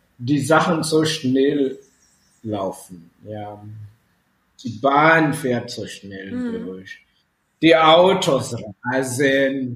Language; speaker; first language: German; non-native, fluent; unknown